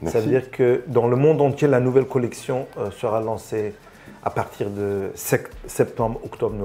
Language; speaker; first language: French; non-native, fluent; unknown